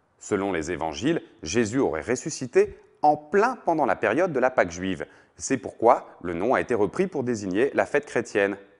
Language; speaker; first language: French; native; French